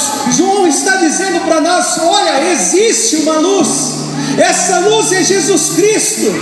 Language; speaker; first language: Portuguese; native; Portuguese